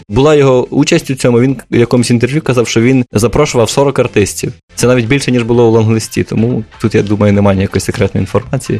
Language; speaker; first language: Ukrainian; native; Ukrainian